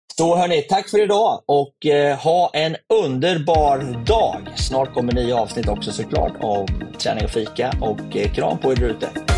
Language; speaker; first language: Swedish; native; Swedish